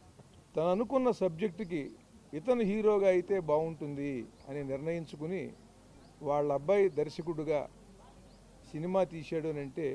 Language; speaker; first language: Telugu; native; Telugu